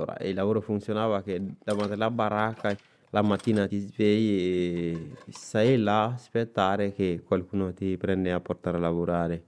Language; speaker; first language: Italian; non-native, fluent; Bambara